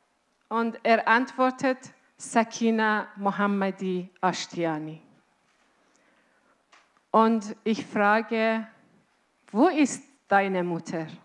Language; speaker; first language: German; non-native, fluent; Azerbaijani